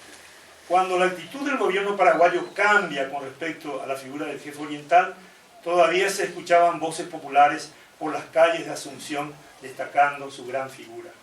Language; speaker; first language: Spanish; native; Spanish